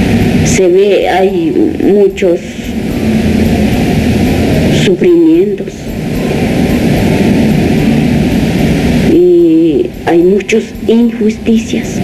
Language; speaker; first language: Spanish; non-native, local second language; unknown